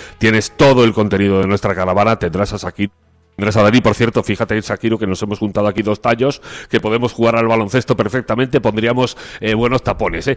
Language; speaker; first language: Spanish; native; Spanish